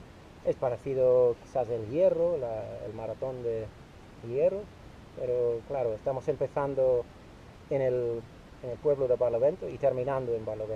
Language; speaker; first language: Spanish; non-native, fluent; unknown